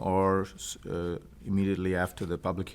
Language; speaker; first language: English; native; English